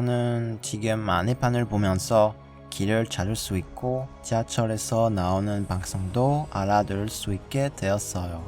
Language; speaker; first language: Korean; non-native, learner; French